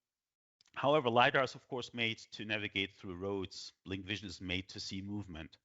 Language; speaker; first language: English; non-native, fluent; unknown